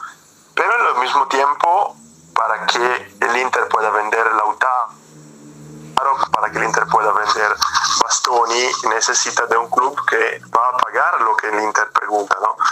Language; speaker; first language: Spanish; non-native, fluent; Italian